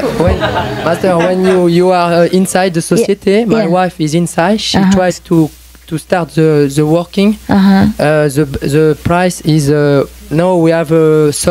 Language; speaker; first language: English; non-native, learner; French